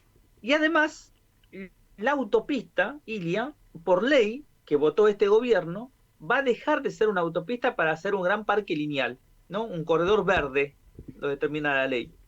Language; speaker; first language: Spanish; native; Spanish